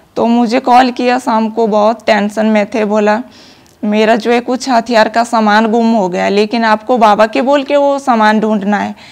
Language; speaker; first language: Hindi; native; Hindi